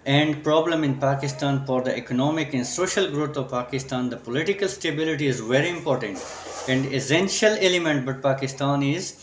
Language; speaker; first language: English; non-native, local second language; Urdu